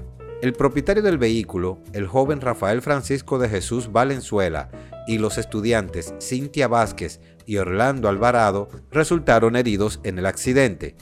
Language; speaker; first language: Spanish; native; Spanish